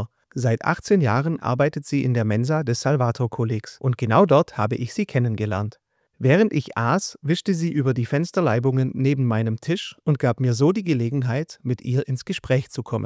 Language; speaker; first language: German; native; German